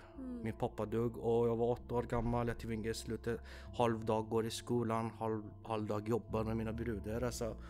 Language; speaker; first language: Swedish; non-native, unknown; Persian